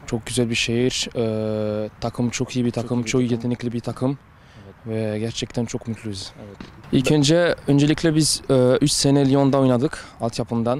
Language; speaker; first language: Turkish; early bilingual, heritage; French